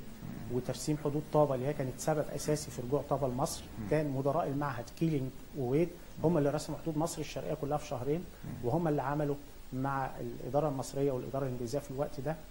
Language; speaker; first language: Arabic; native; Arabic